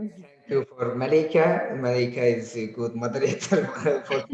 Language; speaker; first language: English; non-native, learner; Azerbaijani